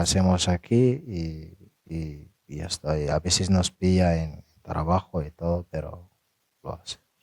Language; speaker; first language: Spanish; non-native, fluent; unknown